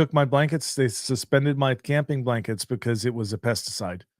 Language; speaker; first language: English; native; English